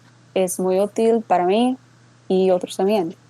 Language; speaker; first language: Spanish; non-native, learner; English